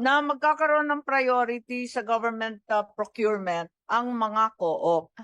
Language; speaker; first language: Filipino; native; Filipino